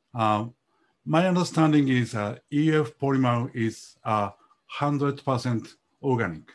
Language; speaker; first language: English; non-native, fluent; Japanese